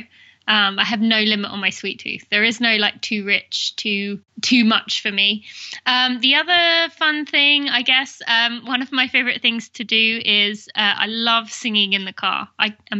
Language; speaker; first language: English; native; English